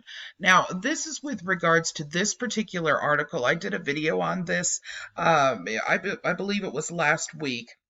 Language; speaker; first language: English; native; English